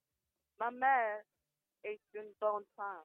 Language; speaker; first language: French; non-native, learner; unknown